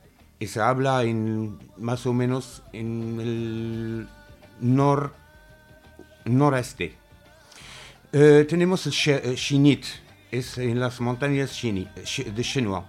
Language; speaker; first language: Spanish; non-native, fluent; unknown